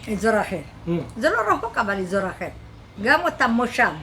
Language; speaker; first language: Hebrew; non-native, learner; Amharic